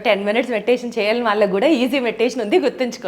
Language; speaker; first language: Telugu; native; Telugu